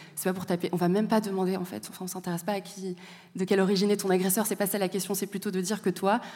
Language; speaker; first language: French; native; French